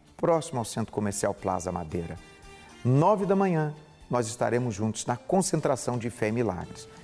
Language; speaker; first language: Portuguese; native; Portuguese